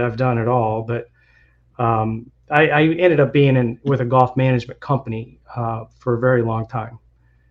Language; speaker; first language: English; native; English